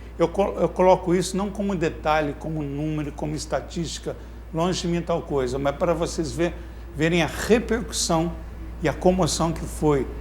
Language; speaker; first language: Portuguese; native; Portuguese